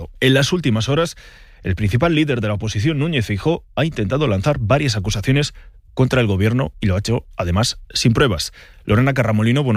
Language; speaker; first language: Spanish; native; Spanish